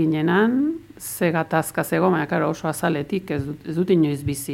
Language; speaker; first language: Basque; early bilingual, heritage; Spanish